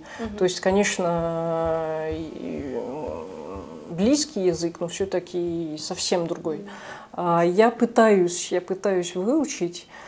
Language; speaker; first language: Russian; non-native, fluent; French